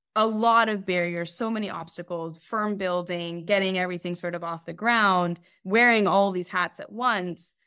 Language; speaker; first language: English; native; English